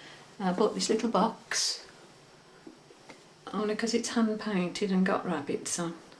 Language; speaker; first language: English; native; English